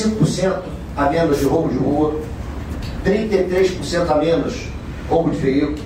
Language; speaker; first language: Portuguese; native; Portuguese